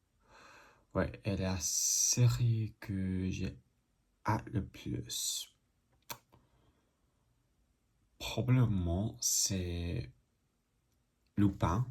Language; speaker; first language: French; non-native, learner; English